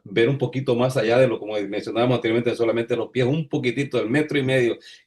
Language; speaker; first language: Spanish; native; Spanish